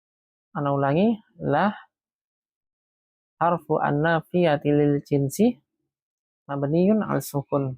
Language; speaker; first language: Arabic; non-native, fluent; Indonesian